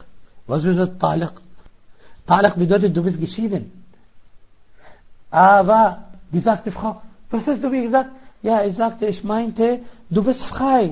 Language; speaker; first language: German; non-native, fluent; Arabic